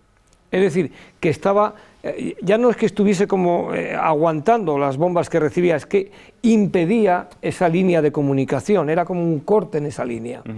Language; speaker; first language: Spanish; native; Spanish